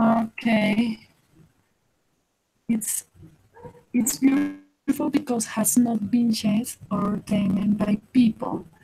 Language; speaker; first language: English; non-native, learner; Spanish